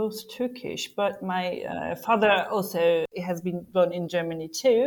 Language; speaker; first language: English; non-native, fluent; German